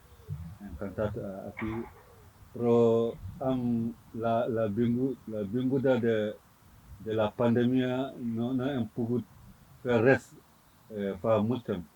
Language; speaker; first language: Catalan; non-native, learner; Fula